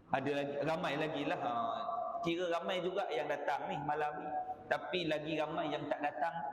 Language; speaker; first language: Malay; native; Malay